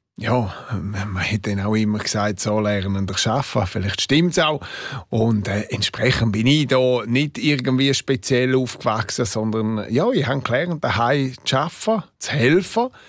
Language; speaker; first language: German; non-native, local second language; Romansh